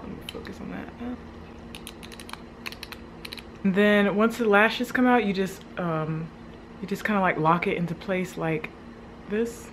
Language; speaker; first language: English; native; English